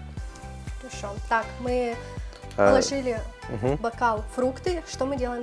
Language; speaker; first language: Russian; native; Russian